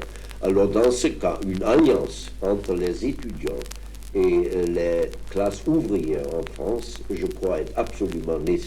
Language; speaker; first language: French; non-native, fluent; German